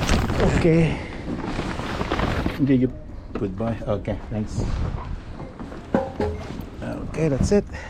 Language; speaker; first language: English; non-native, local second language; Filipino